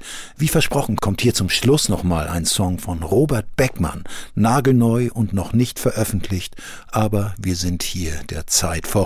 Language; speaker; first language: German; native; German